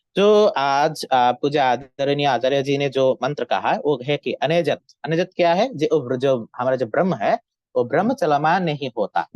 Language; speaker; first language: Hindi; non-native, fluent; Bangla